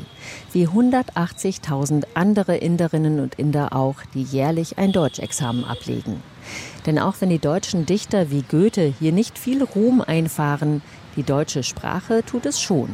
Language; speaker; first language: German; native; German